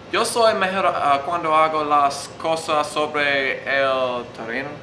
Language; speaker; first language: Spanish; non-native, learner; English